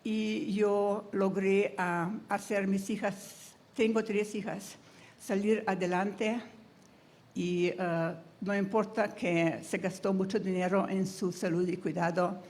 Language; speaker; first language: Spanish; non-native, fluent; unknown